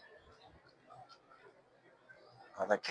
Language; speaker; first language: Chinese; non-native, learner; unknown